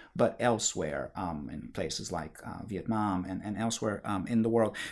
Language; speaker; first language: English; non-native, fluent; Bulgarian